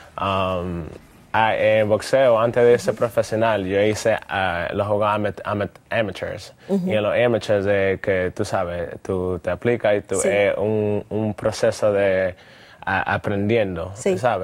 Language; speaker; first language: Spanish; early bilingual, other home language; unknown